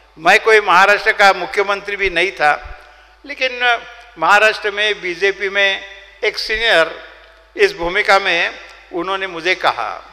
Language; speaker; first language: Hindi; non-native, local second language; Marathi